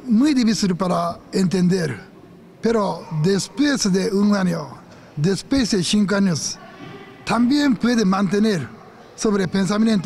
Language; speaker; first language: Spanish; non-native, learner; Japanese